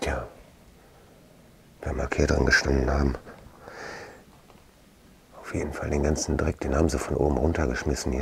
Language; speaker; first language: German; native; German